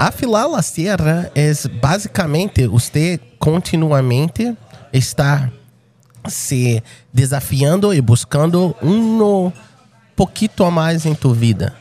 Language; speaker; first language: Spanish; non-native, fluent; Portuguese